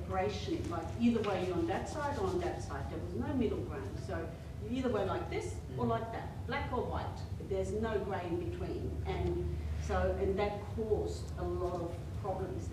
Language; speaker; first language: English; non-native, fluent; German